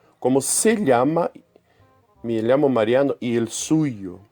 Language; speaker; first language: Spanish; non-native, fluent; Portuguese